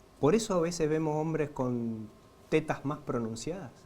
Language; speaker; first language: Spanish; native; Spanish